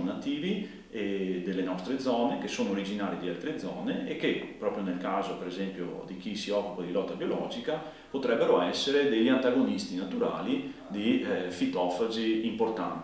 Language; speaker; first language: Italian; native; Italian